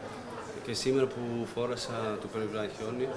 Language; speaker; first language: Greek; non-native, fluent; Portuguese